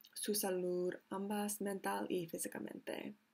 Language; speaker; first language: Spanish; non-native, learner; English